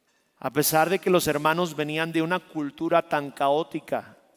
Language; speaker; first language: Spanish; native; Spanish